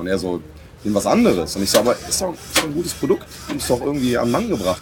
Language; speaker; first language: German; native; German